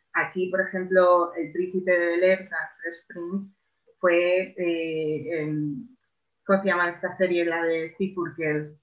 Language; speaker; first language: Spanish; native; Spanish